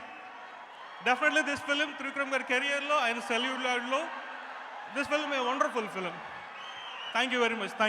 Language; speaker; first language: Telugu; non-native, learner; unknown